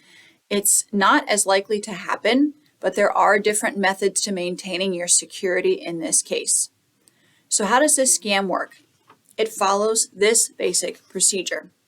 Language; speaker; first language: English; native; English